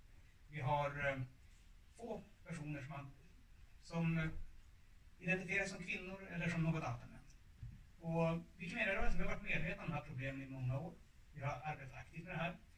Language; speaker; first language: Swedish; native; Swedish